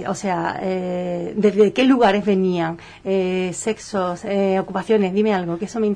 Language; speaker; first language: Spanish; native; Spanish